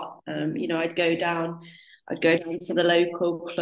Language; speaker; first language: English; native; English